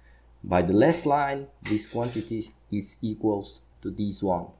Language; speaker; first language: English; non-native, fluent; Portuguese